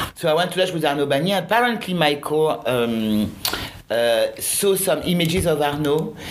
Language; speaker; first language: English; non-native, fluent; French